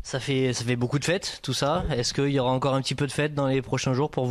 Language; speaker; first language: French; native; French